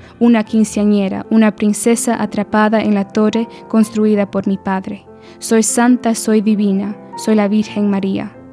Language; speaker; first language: Spanish; early bilingual, heritage; Spanish